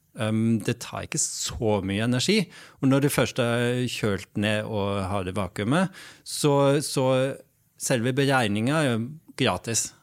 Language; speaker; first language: Norwegian; non-native, fluent; Dutch